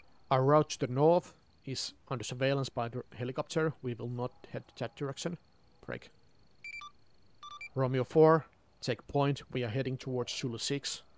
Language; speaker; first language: English; non-native, fluent; Finnish